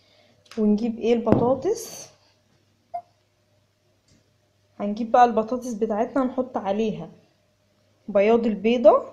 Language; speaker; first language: Arabic; native; Arabic